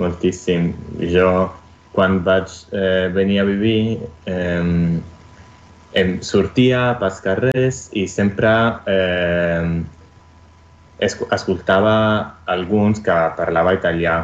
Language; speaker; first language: Catalan; non-native, learner; Italian